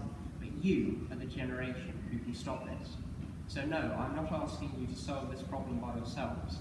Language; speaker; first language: English; native; English